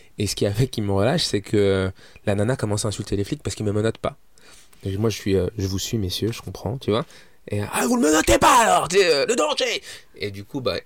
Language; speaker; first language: French; early bilingual, other home language; Arabic